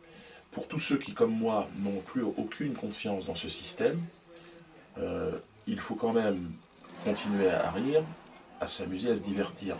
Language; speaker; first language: French; native; French